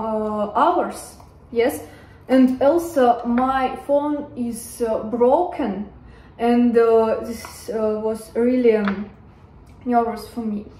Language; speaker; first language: English; non-native, learner; Russian